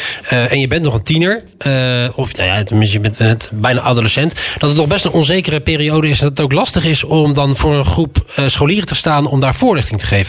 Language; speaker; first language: Dutch; native; Dutch